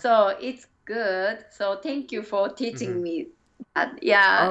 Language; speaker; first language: English; non-native, learner; Japanese